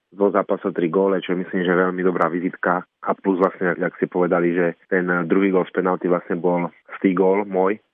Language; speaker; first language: Slovak; native; Slovak